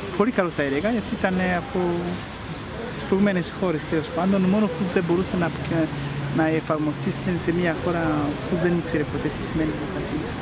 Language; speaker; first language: Greek; non-native, fluent; Rundi